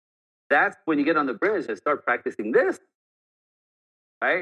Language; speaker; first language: English; non-native, fluent; French